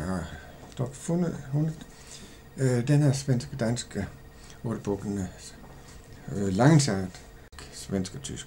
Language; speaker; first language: Swedish; non-native, learner; Danish